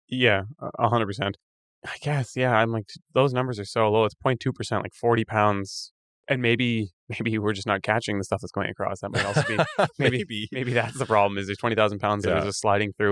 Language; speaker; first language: English; native; English